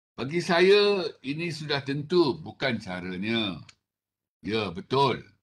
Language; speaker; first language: Malay; non-native, local second language; Chinese